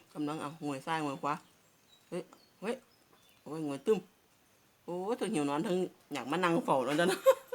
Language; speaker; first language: Thai; native; Thai